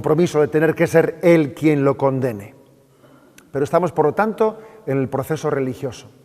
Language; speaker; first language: Spanish; native; Spanish